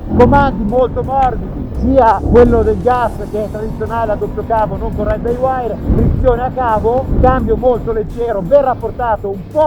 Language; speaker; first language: Italian; native; Italian